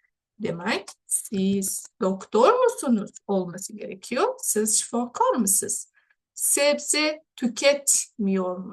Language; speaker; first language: Turkish; non-native, fluent; Uzbek